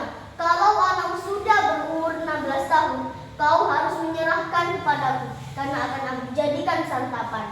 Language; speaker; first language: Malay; non-native, local second language; Javanese